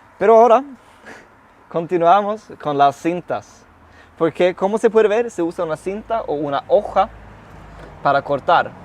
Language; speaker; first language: Spanish; non-native, fluent; Swedish